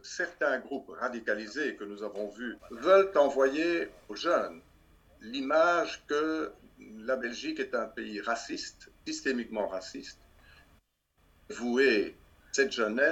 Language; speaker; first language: French; native; French